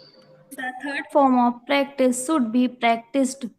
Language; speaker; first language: English; non-native, learner; Hindi